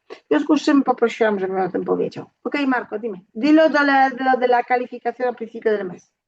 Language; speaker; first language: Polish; native; Polish